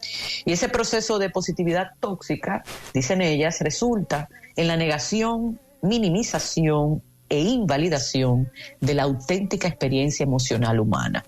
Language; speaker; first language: Spanish; native; Spanish